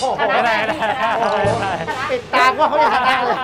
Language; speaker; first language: Thai; native; Thai